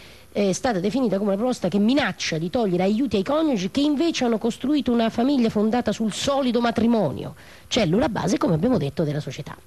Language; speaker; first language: Italian; native; Italian